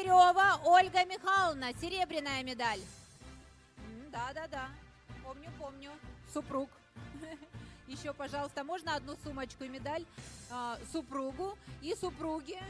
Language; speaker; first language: Russian; native; Russian